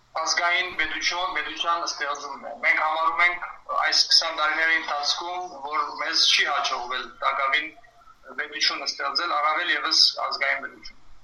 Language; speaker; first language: Armenian; early bilingual, heritage; Armenian